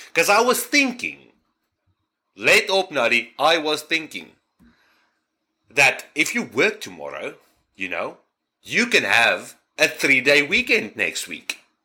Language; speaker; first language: English; non-native, fluent; Afrikaans